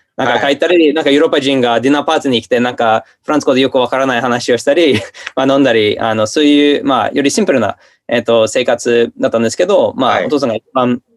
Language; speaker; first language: Japanese; non-native, fluent; English